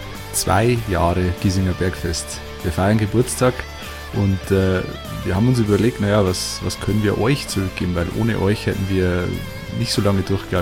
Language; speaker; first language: German; native; German